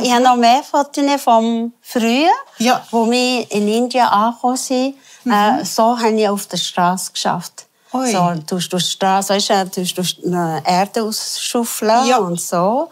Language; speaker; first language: German; non-native, fluent; Tibetan